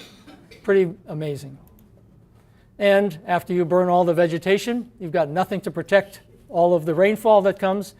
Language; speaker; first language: English; native; English